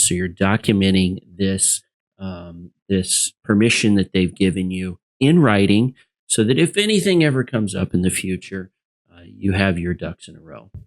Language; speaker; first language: English; native; English